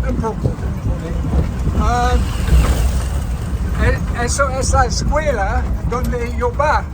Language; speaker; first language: Spanish; non-native, learner; English